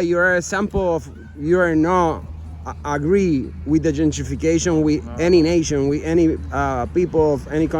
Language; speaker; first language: English; non-native, learner; Spanish